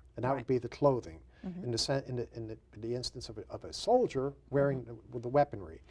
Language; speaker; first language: English; native; English